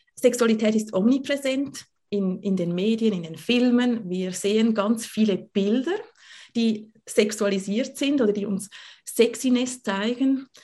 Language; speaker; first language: German; native; German